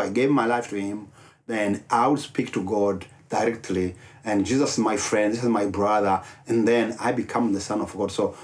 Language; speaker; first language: English; non-native, local second language; Kinyarwanda